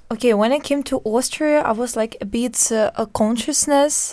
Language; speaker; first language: English; early bilingual, other home language; Ukrainian